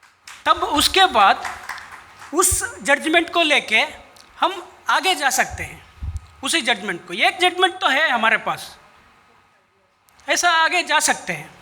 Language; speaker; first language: Hindi; non-native, local second language; Kannada